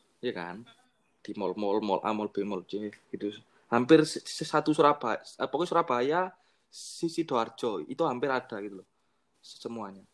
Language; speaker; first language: Indonesian; native; Indonesian